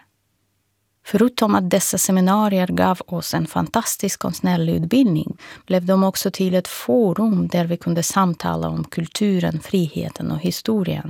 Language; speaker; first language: Swedish; non-native, fluent; Russian